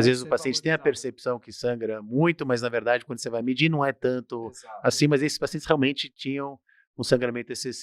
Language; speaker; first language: Portuguese; native; Portuguese